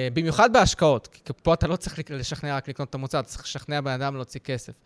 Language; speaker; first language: Hebrew; early bilingual, other home language; Russian